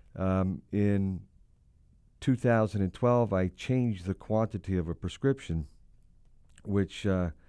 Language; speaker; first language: English; native; English